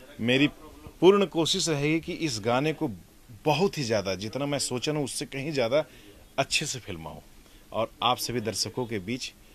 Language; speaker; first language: Hindi; native; Hindi